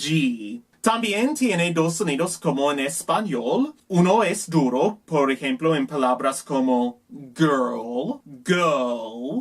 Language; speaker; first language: Spanish; non-native, learner; English